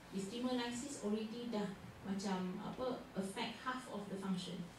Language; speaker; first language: English; non-native, local second language; Malay